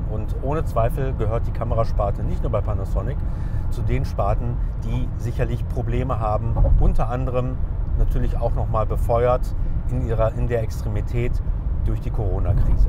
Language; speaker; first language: German; native; German